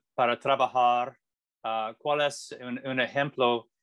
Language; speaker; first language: Spanish; non-native, learner; English